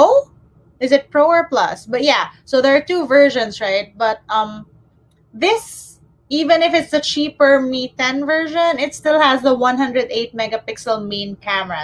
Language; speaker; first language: English; non-native, local second language; Filipino